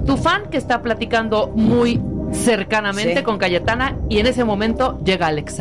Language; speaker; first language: Spanish; native; Spanish